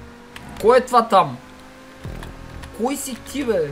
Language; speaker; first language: Bulgarian; native; Bulgarian